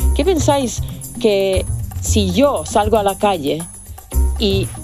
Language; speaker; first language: Spanish; non-native, fluent; Serbian